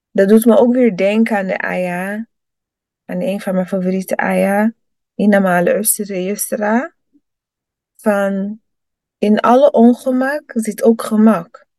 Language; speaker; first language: Dutch; early bilingual, other home language; Rundi